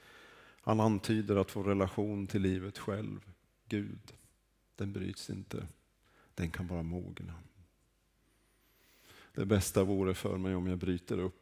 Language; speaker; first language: Swedish; native; Swedish